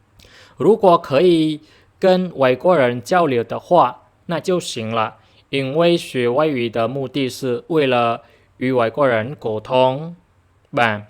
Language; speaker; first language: Chinese; non-native, fluent; Khmer